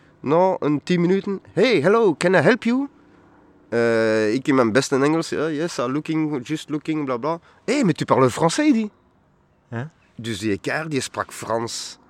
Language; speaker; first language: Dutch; non-native, local second language; French